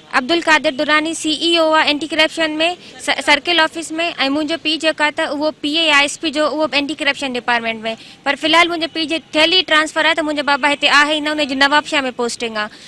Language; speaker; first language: Sindhi; native; Sindhi